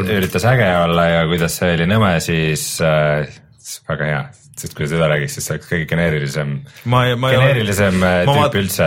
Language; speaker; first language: Estonian; native; Estonian